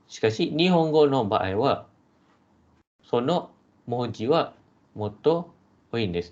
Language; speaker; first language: Japanese; non-native, fluent; Malay